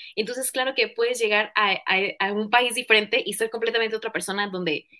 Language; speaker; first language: Spanish; native; Spanish